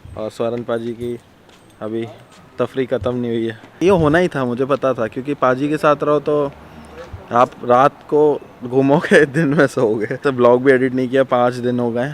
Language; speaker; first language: Hindi; native; Hindi